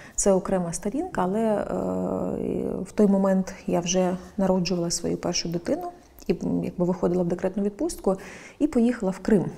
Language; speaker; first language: Ukrainian; non-native, local second language; Crimean Tatar